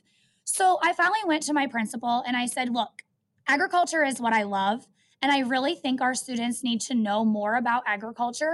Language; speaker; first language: English; native; English